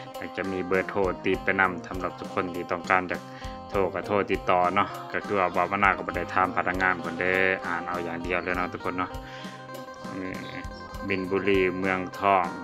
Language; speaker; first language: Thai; non-native, local second language; Lao